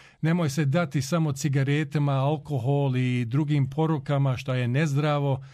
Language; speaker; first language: Croatian; early bilingual, heritage; Croatian